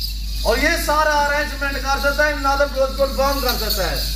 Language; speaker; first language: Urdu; non-native, local second language; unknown